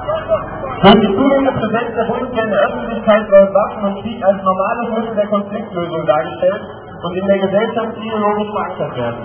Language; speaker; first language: German; native; German